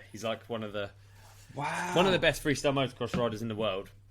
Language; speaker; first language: English; native; English